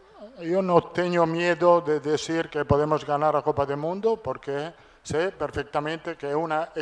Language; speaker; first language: Portuguese; non-native, learner; Italian